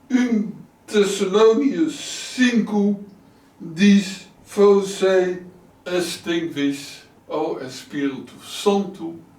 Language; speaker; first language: Portuguese; non-native, learner; Dutch